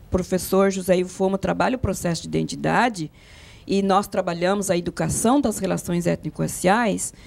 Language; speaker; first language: Portuguese; native; Portuguese